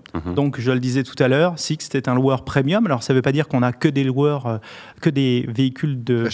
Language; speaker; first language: French; native; French